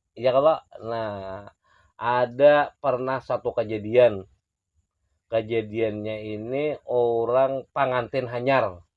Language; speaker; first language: Indonesian; non-native, local second language; Banjar